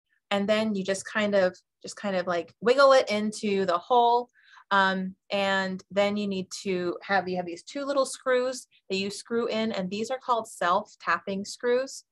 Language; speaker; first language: English; native; English